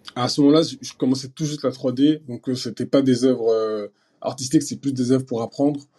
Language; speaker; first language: French; early bilingual, other home language; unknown